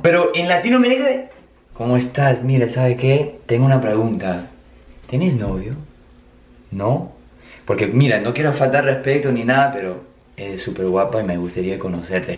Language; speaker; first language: Spanish; non-native, fluent; English